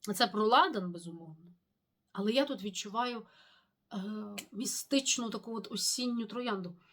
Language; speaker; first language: Ukrainian; non-native, local second language; Russian